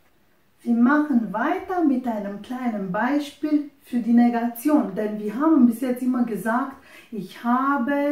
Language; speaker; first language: German; non-native, fluent; Romanian